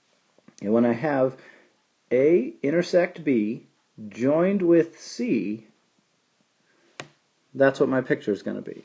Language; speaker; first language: English; native; English